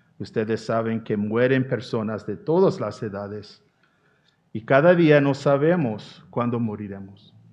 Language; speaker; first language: Spanish; non-native, fluent; English